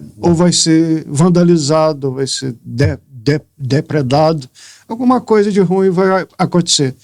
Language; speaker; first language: Portuguese; native; Portuguese